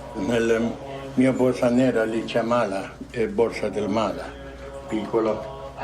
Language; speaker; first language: Italian; non-native, fluent; Tibetan